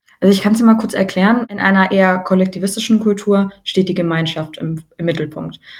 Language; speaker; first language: German; early bilingual, other home language; Tigrinya